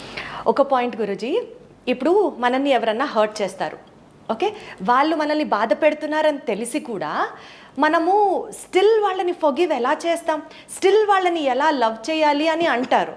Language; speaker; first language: Telugu; native; Telugu